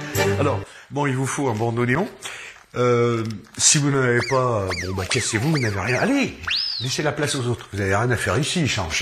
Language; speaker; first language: French; native; French